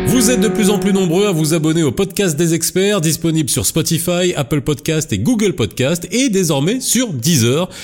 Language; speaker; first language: French; non-native, local second language; Arabic